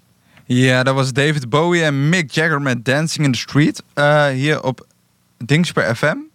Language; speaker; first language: Dutch; native; Dutch